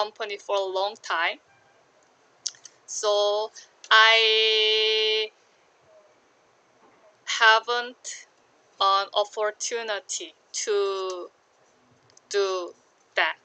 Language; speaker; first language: English; non-native, learner; Korean